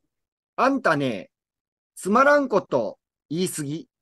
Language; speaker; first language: Japanese; native; Japanese